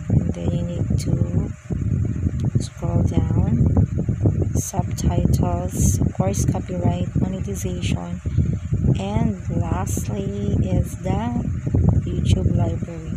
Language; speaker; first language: English; non-native, local second language; Filipino